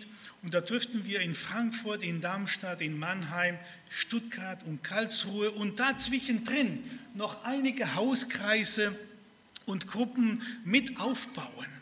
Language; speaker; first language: German; early bilingual, other home language; Spanish